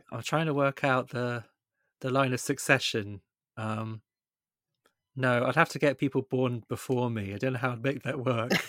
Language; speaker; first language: English; native; English